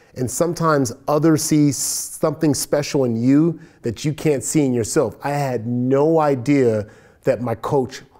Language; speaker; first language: English; native; English